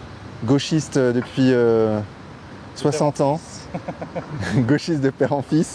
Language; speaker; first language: French; native; French